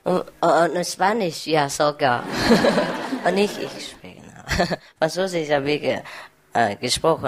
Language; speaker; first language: German; non-native, learner; Vietnamese